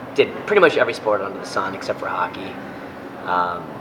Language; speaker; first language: English; native; English